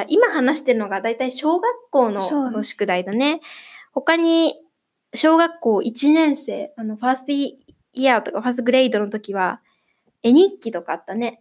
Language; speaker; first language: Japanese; native; Japanese